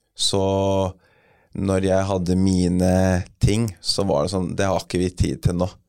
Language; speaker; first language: Norwegian; early bilingual, other home language; English